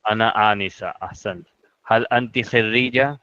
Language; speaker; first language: Arabic; non-native, fluent; Urdu